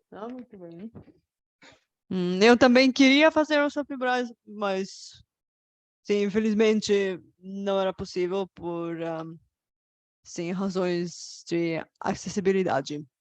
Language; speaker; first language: Portuguese; non-native, fluent; Bulgarian